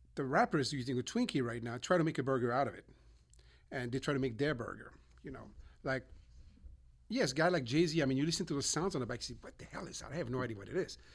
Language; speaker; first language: English; non-native, fluent; French